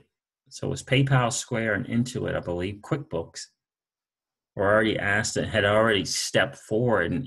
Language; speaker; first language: English; native; English